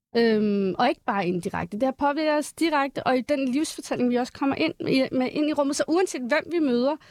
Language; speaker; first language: Danish; early bilingual, other home language; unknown